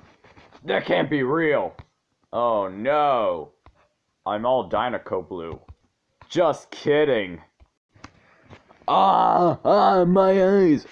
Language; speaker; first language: English; native; English